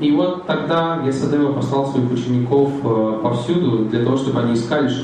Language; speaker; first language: Russian; native; Russian